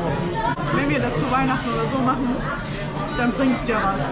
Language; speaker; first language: German; early bilingual, other home language; Arabic